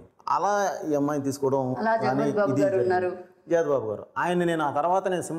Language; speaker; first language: Telugu; native; Telugu